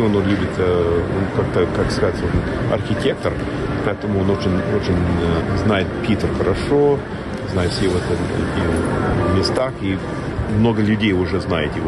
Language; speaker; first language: Russian; non-native, fluent; English